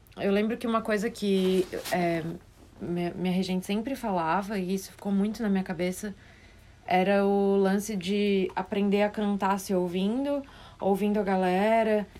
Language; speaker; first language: Portuguese; native; Portuguese